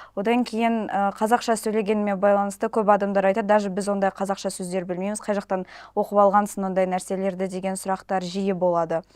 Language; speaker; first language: Kazakh; non-native, local second language; Russian